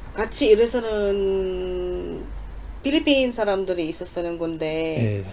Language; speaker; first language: Korean; non-native, learner; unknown